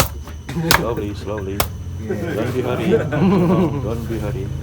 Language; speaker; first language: English; non-native, learner; Indonesian